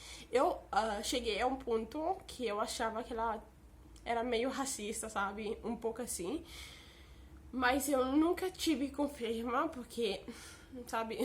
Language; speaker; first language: Portuguese; early bilingual, heritage; Portuguese